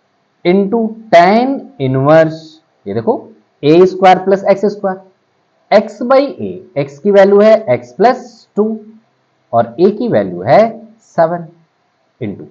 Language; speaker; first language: Hindi; native; Hindi